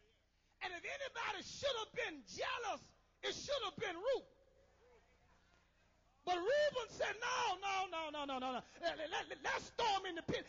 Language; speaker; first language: English; native; English